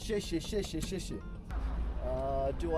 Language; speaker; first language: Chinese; non-native, learner; English